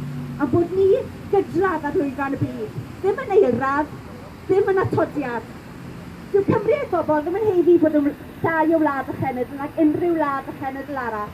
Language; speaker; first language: Welsh; native; Welsh